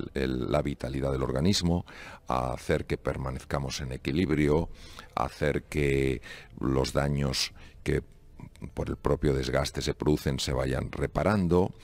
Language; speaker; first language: Spanish; native; Spanish